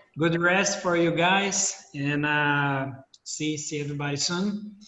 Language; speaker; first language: English; non-native, fluent; Portuguese